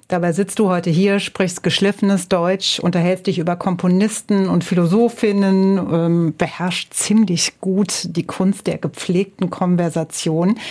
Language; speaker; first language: German; native; German